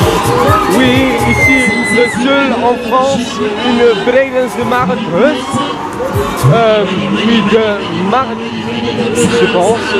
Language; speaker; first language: French; non-native, learner; Dutch